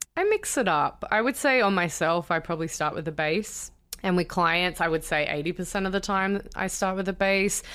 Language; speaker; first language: English; native; English